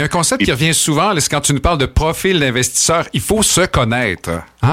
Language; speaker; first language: French; native; French